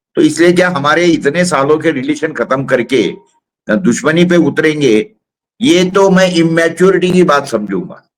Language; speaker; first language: Hindi; non-native, local second language; Marathi